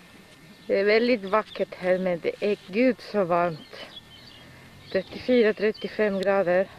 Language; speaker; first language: Swedish; non-native, fluent; Spanish